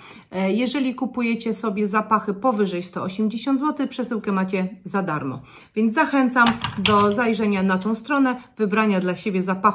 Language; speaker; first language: Polish; native; Polish